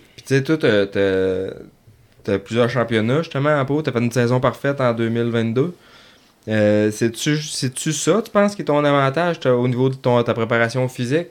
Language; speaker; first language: French; native; French